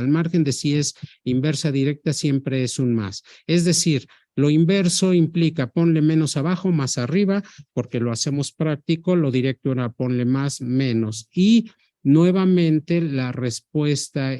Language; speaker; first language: Spanish; native; Spanish